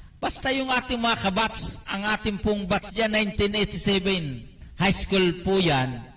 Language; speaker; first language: Filipino; non-native, local second language; Bikol